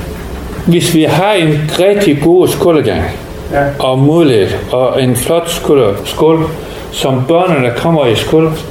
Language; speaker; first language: Danish; non-native, learner; Persian